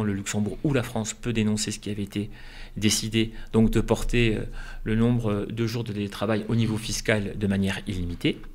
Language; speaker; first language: French; native; French